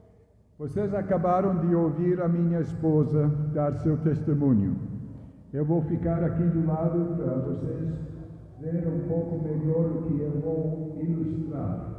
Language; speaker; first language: Portuguese; non-native, fluent; English